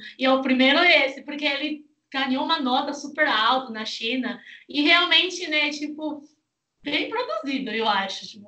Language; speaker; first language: Portuguese; non-native, fluent; Chinese